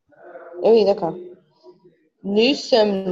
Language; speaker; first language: French; non-native, learner; Portuguese